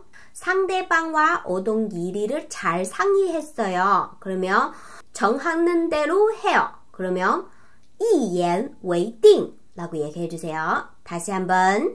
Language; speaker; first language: Korean; non-native, fluent; Chinese